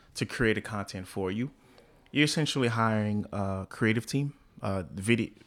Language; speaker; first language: English; early bilingual, other home language; Haitian Creole